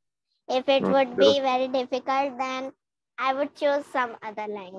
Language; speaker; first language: English; non-native, learner; Hindi